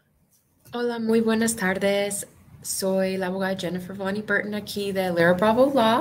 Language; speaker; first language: Spanish; non-native, fluent; English